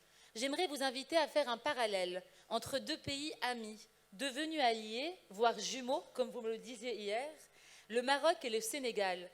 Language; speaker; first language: French; non-native, local second language; Arabic